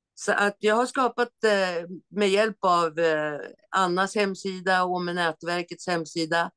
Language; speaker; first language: Swedish; native; Swedish